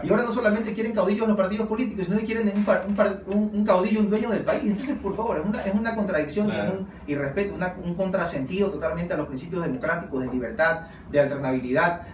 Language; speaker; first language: Spanish; native; Spanish